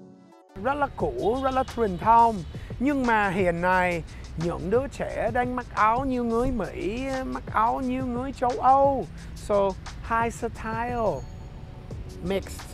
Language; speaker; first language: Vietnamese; early bilingual, heritage; English